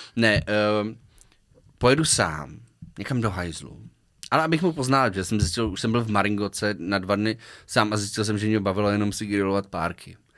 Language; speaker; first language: Czech; native; Czech